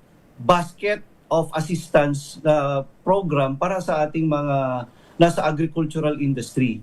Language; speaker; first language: Filipino; native; Filipino